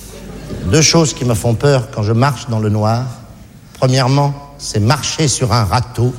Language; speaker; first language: French; native; French